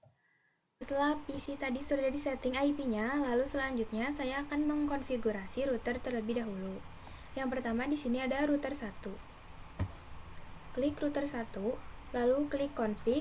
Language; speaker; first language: Indonesian; native; Indonesian